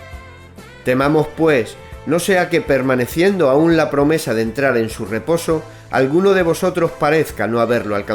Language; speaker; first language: Spanish; native; Spanish